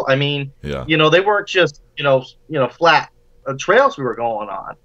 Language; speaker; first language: English; native; English